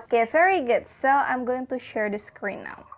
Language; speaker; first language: English; non-native, fluent; Indonesian